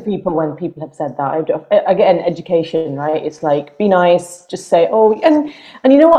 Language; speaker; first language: English; native; English